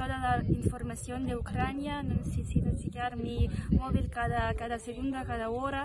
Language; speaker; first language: Spanish; non-native, learner; Ukrainian